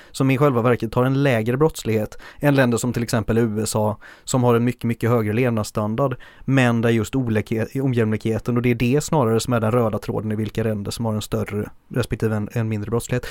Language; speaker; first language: Swedish; native; Swedish